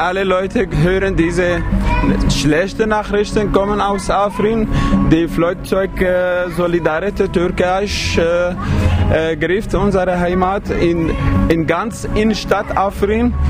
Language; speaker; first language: German; non-native, learner; Kurdish